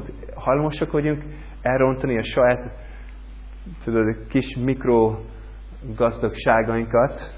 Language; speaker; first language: Hungarian; non-native, learner; English